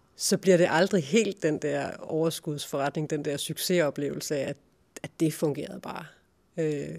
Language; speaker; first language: Danish; native; Danish